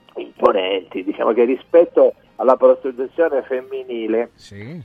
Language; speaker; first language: Italian; non-native, local second language; Sicilian